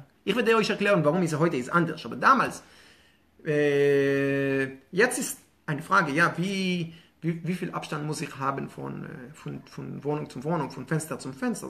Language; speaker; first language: German; non-native, fluent; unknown